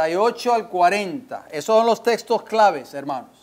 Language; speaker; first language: Spanish; native; Spanish